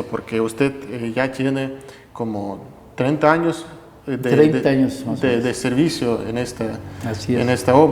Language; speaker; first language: Spanish; non-native, fluent; Russian